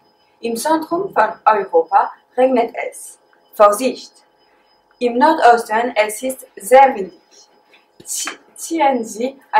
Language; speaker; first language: German; non-native, learner; French